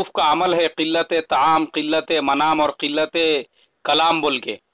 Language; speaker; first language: Hindi; non-native, local second language; Urdu